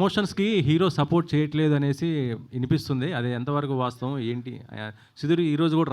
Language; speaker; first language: Telugu; native; Telugu